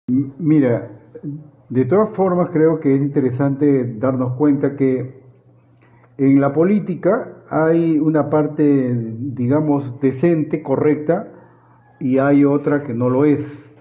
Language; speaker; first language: Spanish; native; Spanish